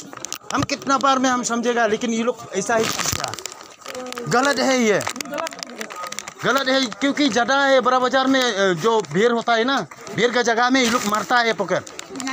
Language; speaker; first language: Hindi; non-native, local second language; Khasi